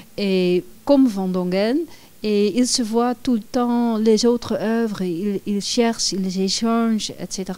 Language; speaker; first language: French; non-native, fluent; Dutch